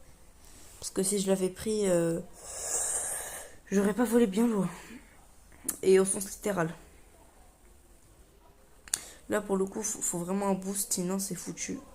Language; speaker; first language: French; native; French